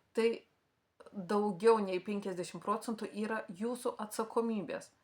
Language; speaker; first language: Lithuanian; non-native, local second language; Russian